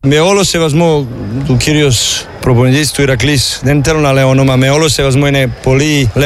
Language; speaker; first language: Greek; non-native, learner; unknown